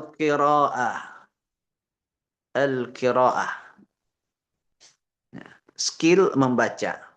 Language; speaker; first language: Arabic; non-native, fluent; Indonesian